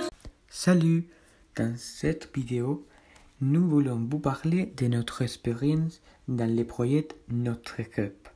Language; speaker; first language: French; non-native, learner; Spanish